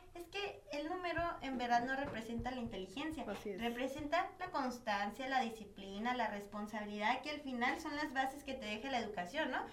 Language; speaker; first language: Spanish; native; Spanish